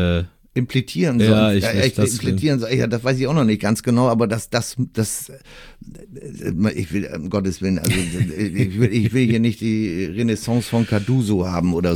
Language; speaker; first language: German; native; German